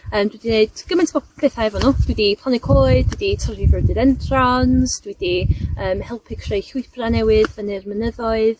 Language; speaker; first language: Welsh; native; Welsh